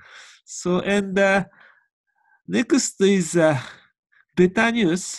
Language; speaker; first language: English; non-native, learner; Japanese